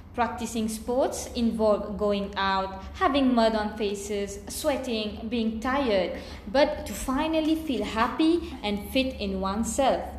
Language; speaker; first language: English; non-native, local second language; Morisyen